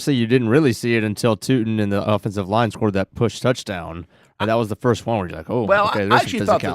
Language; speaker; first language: English; native; English